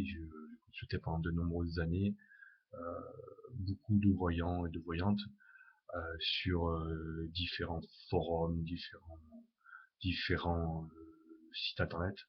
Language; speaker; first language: French; native; French